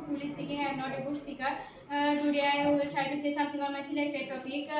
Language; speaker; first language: English; non-native, learner; Bangla